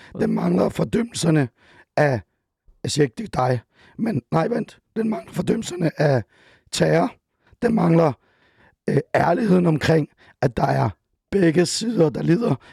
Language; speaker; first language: Danish; early bilingual, other home language; Persian